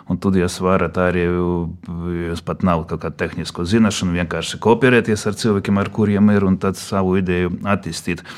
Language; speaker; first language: Latvian; non-native, local second language; Russian